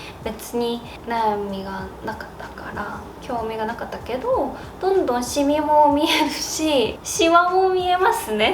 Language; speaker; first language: Japanese; non-native, learner; Korean